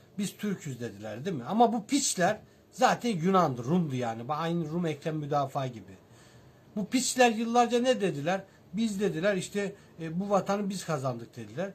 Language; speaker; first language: Turkish; native; Turkish